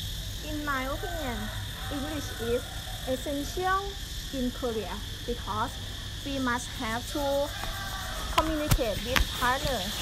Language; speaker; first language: English; non-native, learner; Thai